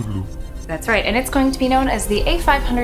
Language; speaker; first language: English; native; English